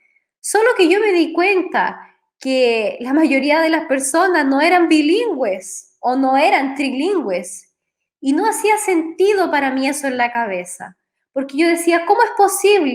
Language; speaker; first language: Spanish; non-native, fluent; Portuguese